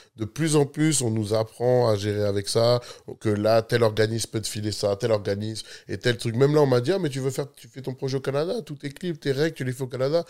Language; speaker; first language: French; native; French